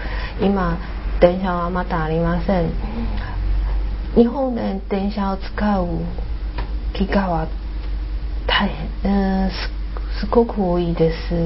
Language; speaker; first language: Japanese; non-native, learner; Chinese